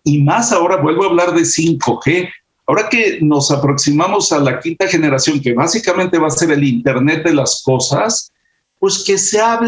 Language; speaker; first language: Spanish; native; Spanish